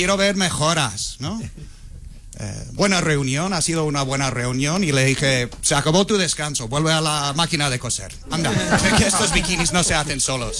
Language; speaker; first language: Spanish; non-native, fluent; English